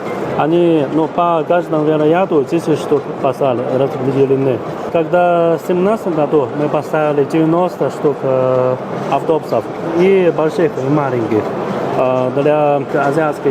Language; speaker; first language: Russian; non-native, learner; Chinese